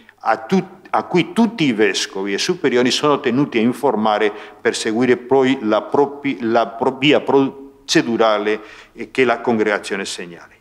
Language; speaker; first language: Italian; non-native, fluent; Spanish